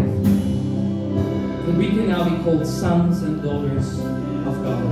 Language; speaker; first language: English; non-native, local second language; Afrikaans